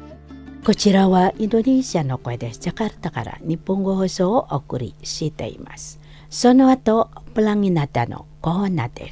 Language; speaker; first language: Japanese; non-native, fluent; Indonesian